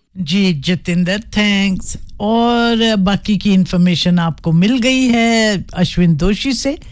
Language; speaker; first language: Urdu; early bilingual, heritage; Urdu